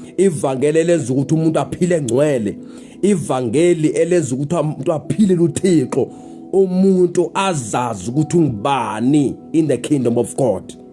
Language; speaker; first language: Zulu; non-native, local second language; Xhosa